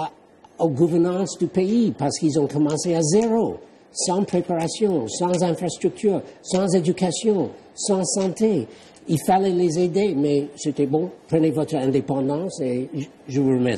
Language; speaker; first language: French; non-native, fluent; English